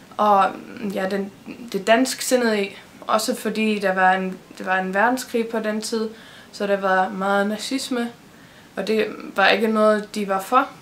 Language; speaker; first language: Danish; early bilingual, heritage; Danish